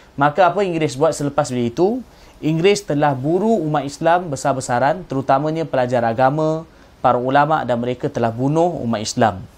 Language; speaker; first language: Malay; native; Malay